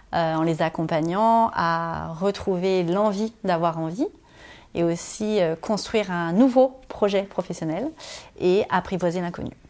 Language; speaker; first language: French; native; French